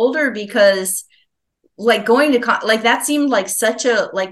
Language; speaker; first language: English; native; English